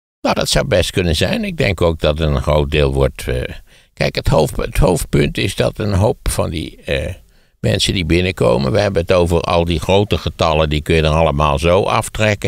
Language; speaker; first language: Dutch; native; Dutch